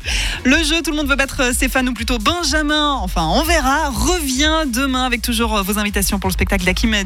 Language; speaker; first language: French; native; French